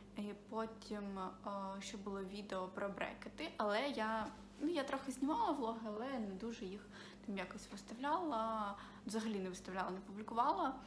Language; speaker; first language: Ukrainian; non-native, local second language; Russian